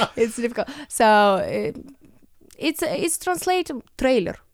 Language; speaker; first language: English; non-native, learner; Ukrainian